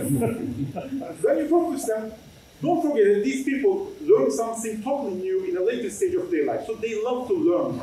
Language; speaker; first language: English; non-native, fluent; Turkish